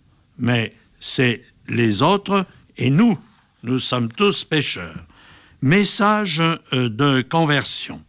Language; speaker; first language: French; native; French